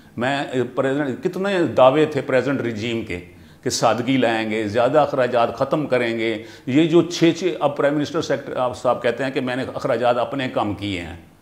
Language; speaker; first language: Urdu; native; Urdu